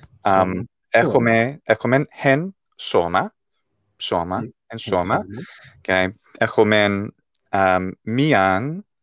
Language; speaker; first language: Greek; non-native, fluent; English